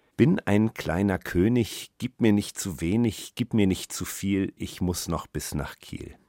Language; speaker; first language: German; native; German